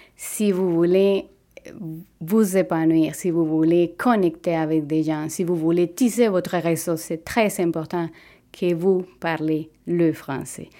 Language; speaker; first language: French; non-native, fluent; Spanish